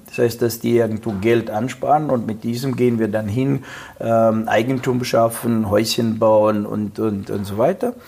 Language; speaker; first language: German; non-native, fluent; Russian